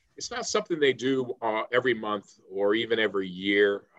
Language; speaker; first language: English; native; English